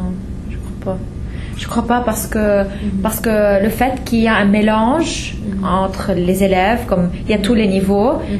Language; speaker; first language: French; non-native, fluent; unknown